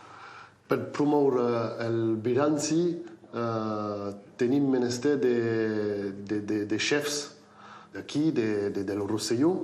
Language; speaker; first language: Catalan; non-native, local second language; French